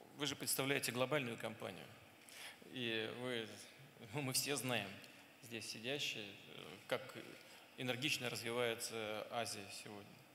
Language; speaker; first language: Russian; native; Russian